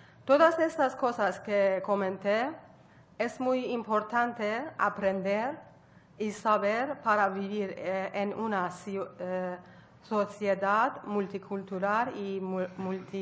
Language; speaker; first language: Spanish; non-native, learner; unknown